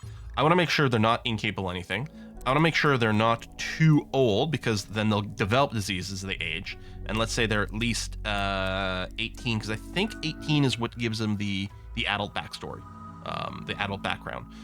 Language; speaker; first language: English; native; English